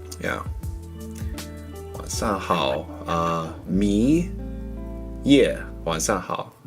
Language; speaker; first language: Chinese; non-native, learner; English